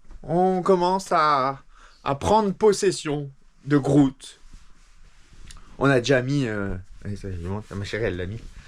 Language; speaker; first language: French; native; French